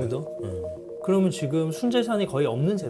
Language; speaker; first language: Korean; native; Korean